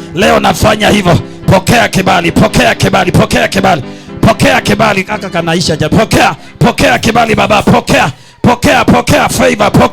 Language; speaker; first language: Swahili; non-native, local second language; Kamba